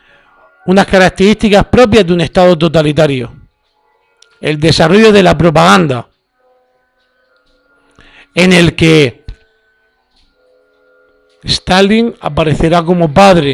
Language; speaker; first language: Spanish; native; Spanish